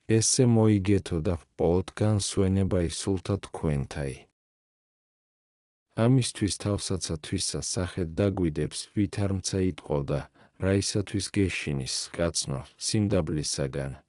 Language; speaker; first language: Georgian; native; Georgian